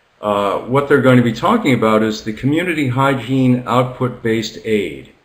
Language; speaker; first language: English; native; English